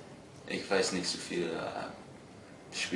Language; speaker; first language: German; non-native, learner; English